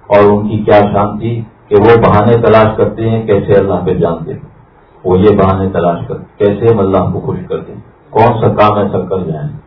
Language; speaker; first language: Urdu; native; Urdu